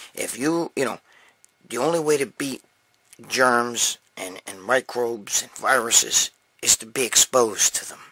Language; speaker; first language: English; native; English